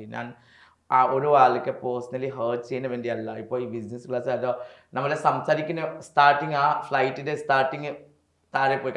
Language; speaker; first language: Malayalam; non-native, learner; Assamese